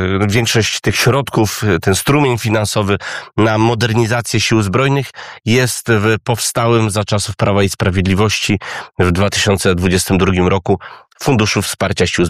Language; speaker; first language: Polish; native; Polish